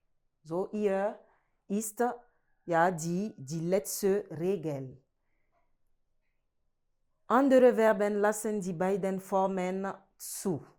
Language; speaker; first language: German; non-native, learner; French